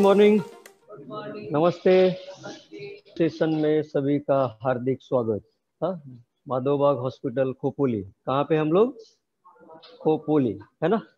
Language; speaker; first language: Hindi; non-native, local second language; Marathi